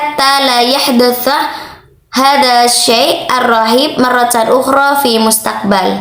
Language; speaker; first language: Arabic; non-native, learner; Indonesian